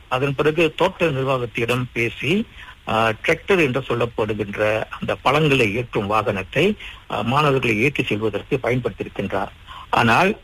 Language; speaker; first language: Tamil; early bilingual, heritage; Tamil